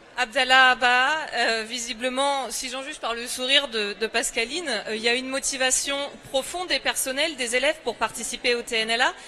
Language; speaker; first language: French; native; French